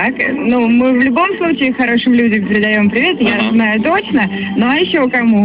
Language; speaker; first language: Russian; native; Russian